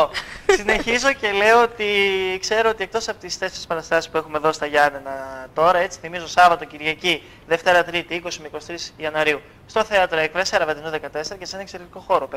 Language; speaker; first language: Greek; native; Greek